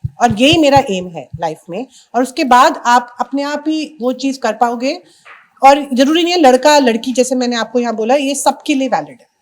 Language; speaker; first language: Hindi; native; Hindi